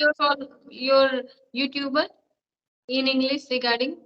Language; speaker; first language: English; non-native, learner; Hindi